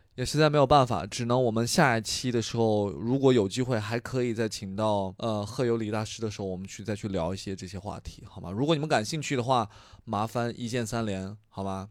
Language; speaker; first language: Chinese; native; Chinese